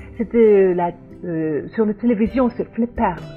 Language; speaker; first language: French; non-native, learner; German